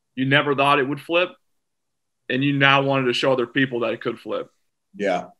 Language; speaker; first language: English; native; English